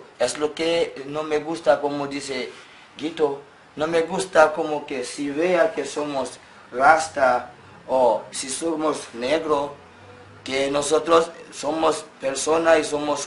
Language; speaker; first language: Spanish; non-native, fluent; Haitian Creole